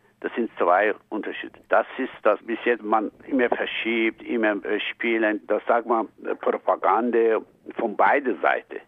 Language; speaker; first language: German; non-native, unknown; Persian